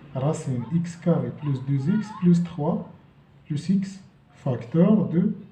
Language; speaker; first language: French; non-native, local second language; Arabic